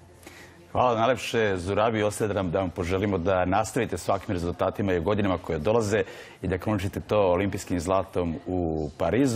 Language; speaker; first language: Serbian; native; Serbian